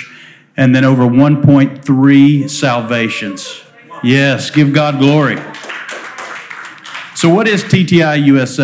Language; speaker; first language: English; native; English